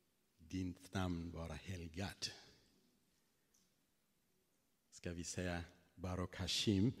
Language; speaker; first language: Swedish; non-native, fluent; Tigrinya